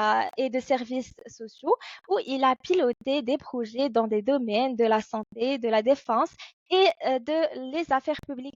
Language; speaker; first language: French; non-native, fluent; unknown